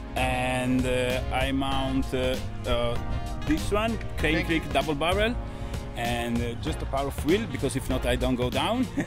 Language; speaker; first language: English; non-native, learner; Italian